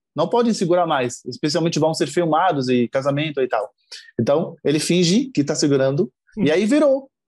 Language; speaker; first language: Portuguese; non-native, fluent; Arabic